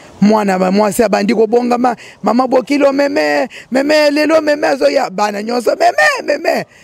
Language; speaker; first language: Lingala; native; Lingala